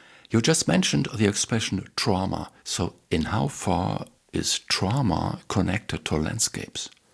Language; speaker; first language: English; non-native, fluent; German